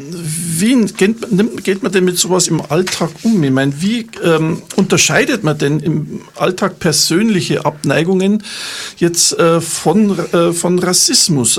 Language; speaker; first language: German; native; German